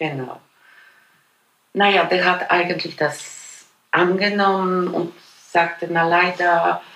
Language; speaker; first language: German; non-native, fluent; Polish